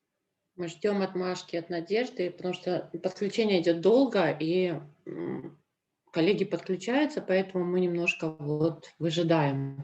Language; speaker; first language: Russian; native; Russian